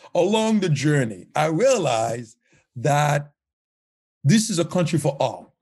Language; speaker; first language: English; non-native, fluent; Haitian Creole